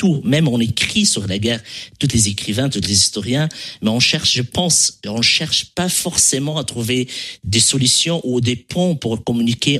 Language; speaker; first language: French; non-native, local second language; Arabic